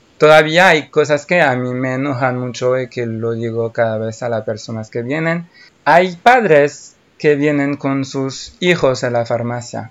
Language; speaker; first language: Spanish; non-native, fluent; French